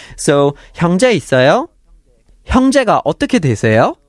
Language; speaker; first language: Korean; non-native, fluent; English